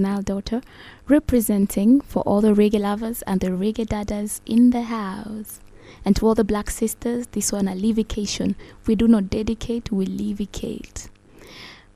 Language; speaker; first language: English; non-native, local second language; Luo (Kenya and Tanzania)